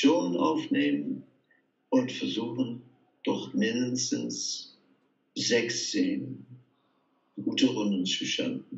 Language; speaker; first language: German; non-native, fluent; Dutch